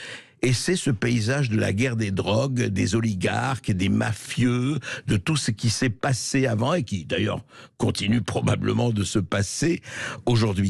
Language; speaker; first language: French; native; French